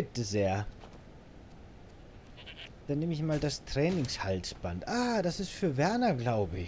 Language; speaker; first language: German; native; German